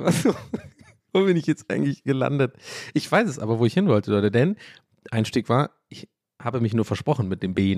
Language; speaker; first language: German; early bilingual, other home language; English